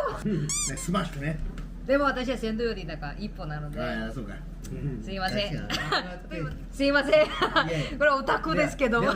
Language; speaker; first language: Japanese; non-native, learner; Korean